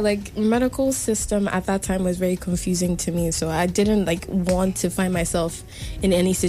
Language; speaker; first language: English; non-native, local second language; Akan